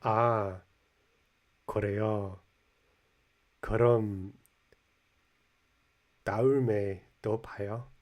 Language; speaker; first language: Korean; non-native, learner; English